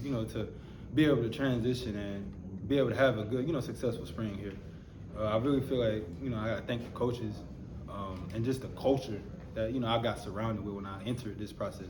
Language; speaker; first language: English; native; English